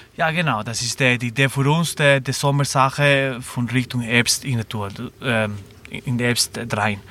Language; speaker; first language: German; non-native, learner; Spanish